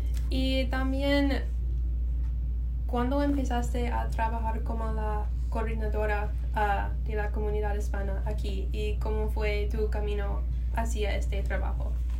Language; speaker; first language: Spanish; non-native, learner; English